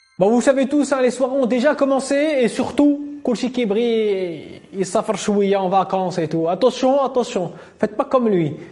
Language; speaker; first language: French; non-native, local second language; Arabic